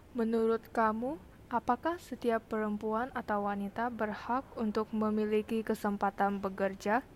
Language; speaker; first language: Indonesian; non-native, learner; Chinese